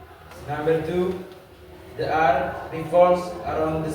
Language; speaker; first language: English; non-native, learner; Indonesian